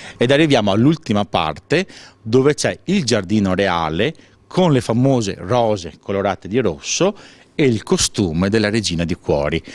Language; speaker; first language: Italian; native; Italian